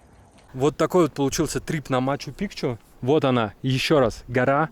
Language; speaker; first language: Russian; native; Russian